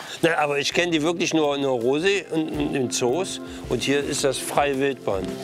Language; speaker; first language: German; native; German